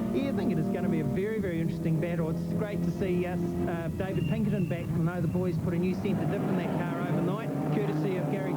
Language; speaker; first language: English; native; English